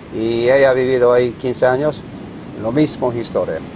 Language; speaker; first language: Spanish; non-native, learner; English